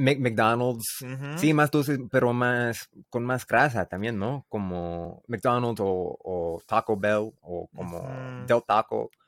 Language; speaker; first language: Spanish; non-native, learner; English